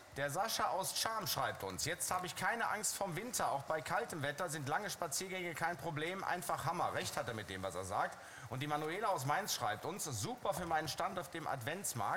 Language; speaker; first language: German; native; German